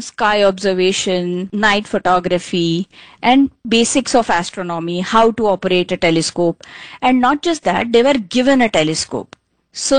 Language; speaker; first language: English; non-native, local second language; Marathi